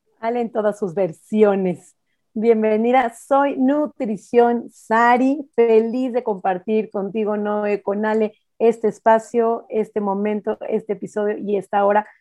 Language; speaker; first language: Spanish; native; Spanish